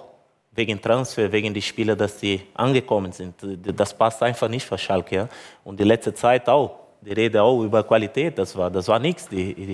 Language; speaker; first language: German; non-native, learner; Portuguese